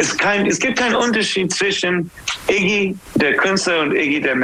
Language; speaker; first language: German; non-native, learner; English